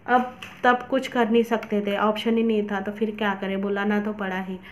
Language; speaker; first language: Hindi; non-native, local second language; Marathi